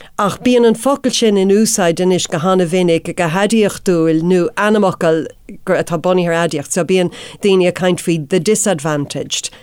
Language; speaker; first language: Irish; non-native, local second language; English